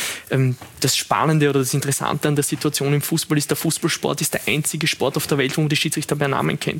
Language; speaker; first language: German; native; German